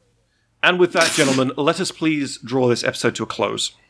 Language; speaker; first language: English; native; English